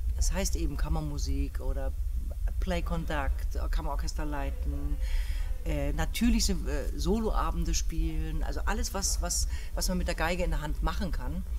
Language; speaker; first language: German; native; German